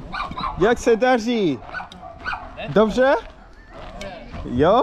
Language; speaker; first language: Czech; non-native, learner; English